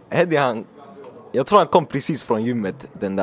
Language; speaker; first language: Swedish; early bilingual, other home language; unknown